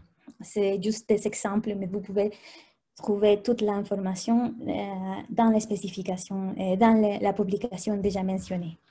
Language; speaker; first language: French; non-native, fluent; Spanish